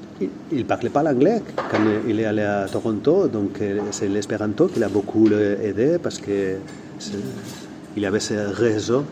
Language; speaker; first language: French; non-native, fluent; Catalan